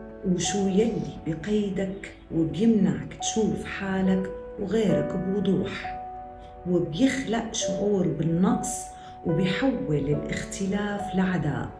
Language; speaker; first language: Arabic; native; Arabic